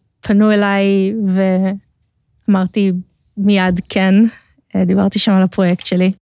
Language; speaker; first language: Hebrew; native; Hebrew